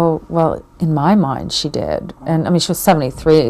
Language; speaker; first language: English; native; English